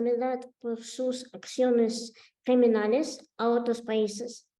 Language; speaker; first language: Spanish; non-native, fluent; Ukrainian